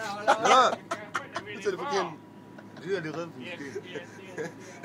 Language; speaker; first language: Danish; non-native, learner; Arabic